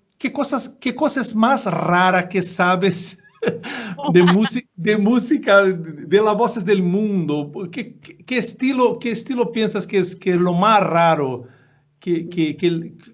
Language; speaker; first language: Spanish; non-native, fluent; Portuguese